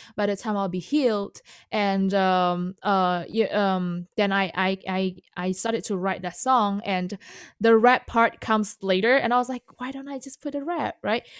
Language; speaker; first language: English; non-native, fluent; Indonesian